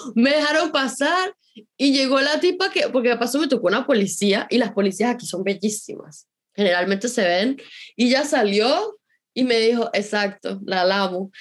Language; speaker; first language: Spanish; native; Spanish